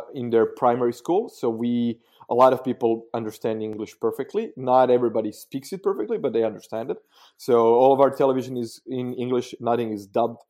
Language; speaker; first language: English; non-native, fluent; Croatian